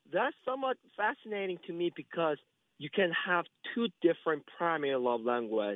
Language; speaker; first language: English; non-native, fluent; Korean